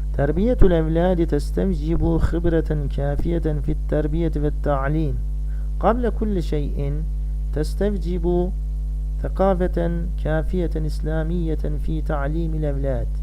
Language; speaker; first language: Arabic; non-native, fluent; Turkish